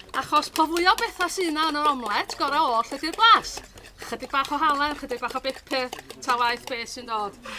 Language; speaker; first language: Welsh; native; Welsh